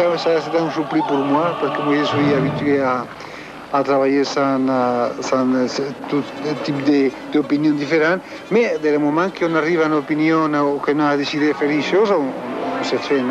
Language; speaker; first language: French; non-native, fluent; Spanish